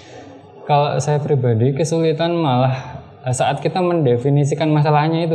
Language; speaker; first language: Indonesian; native; Indonesian